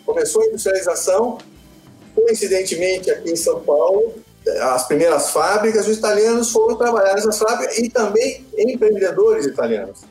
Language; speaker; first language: Portuguese; early bilingual, other home language; Italian